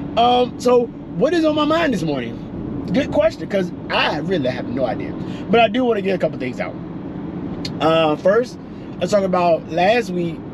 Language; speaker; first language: English; native; English